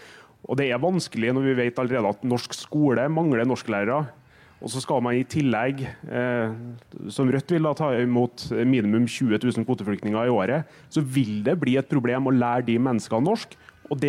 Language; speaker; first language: Norwegian; native; Norwegian